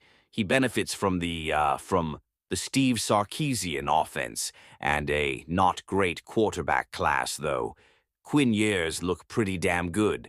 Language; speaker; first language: English; native; English